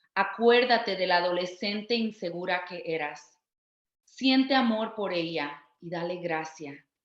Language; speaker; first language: Spanish; early bilingual, other home language; English